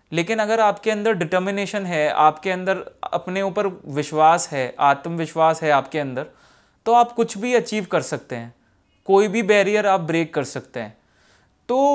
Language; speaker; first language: Hindi; native; Hindi